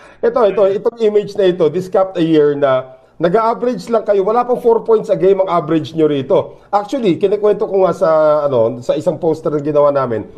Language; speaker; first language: Filipino; native; Filipino